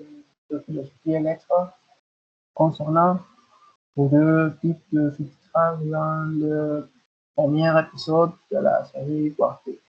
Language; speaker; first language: French; non-native, learner; Spanish